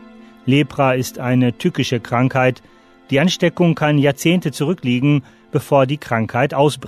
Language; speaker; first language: German; native; German